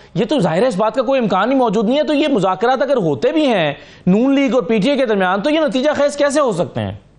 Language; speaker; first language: Urdu; non-native, local second language; Punjabi